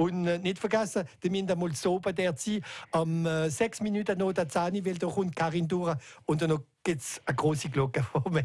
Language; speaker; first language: German; native; German